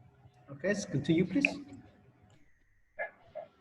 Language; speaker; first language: English; non-native, fluent; Khmer